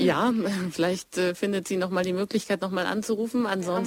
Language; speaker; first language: German; native; German